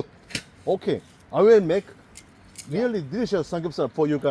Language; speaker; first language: English; non-native, learner; Korean